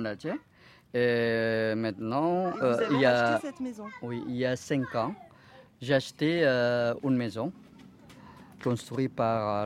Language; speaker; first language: French; non-native, fluent; Indonesian